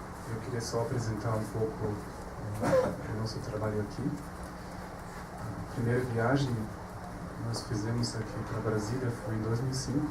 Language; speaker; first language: Portuguese; non-native, fluent; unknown